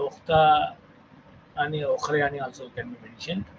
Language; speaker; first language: Arabic; non-native, fluent; Tamil